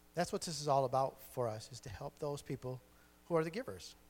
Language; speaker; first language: English; native; English